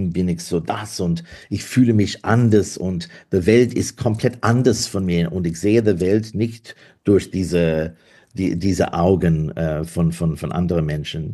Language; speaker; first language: German; non-native, fluent; English